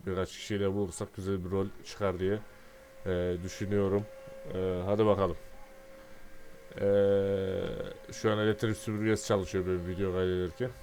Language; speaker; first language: Turkish; native; Turkish